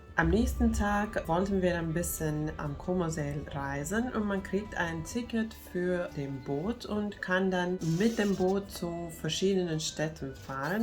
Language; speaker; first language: German; non-native, fluent; Finnish